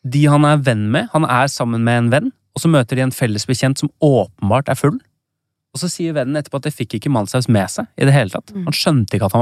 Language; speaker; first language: Norwegian; native; Norwegian